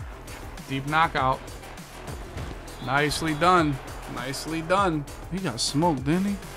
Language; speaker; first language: English; native; English